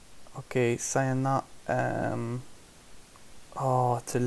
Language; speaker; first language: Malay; non-native, learner; English